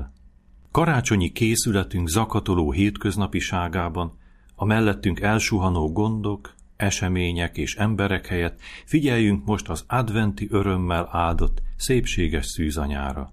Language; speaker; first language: Hungarian; native; Hungarian